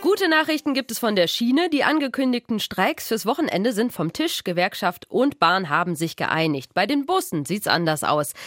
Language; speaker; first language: German; native; German